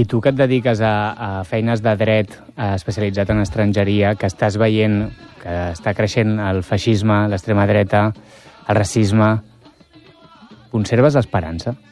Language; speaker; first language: Catalan; native; Catalan